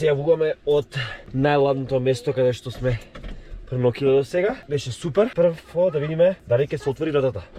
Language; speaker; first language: Macedonian; native; Macedonian